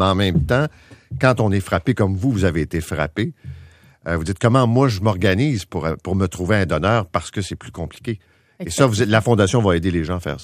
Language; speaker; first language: French; native; French